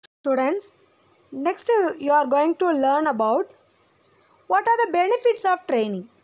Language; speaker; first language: English; non-native, local second language; Tamil